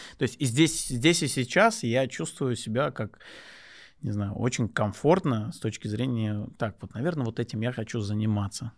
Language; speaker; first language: Russian; non-native, local second language; Lezghian